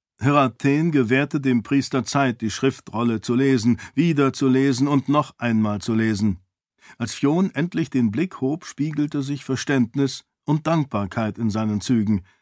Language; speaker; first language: German; native; German